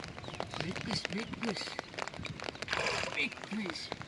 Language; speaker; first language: English; non-native, learner; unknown